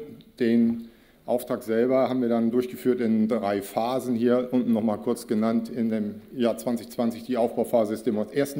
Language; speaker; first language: German; native; German